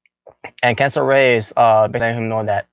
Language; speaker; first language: English; native; English